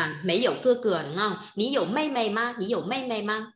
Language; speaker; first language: Chinese; non-native, fluent; Vietnamese